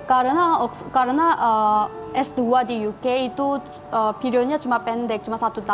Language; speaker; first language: Indonesian; non-native, fluent; Korean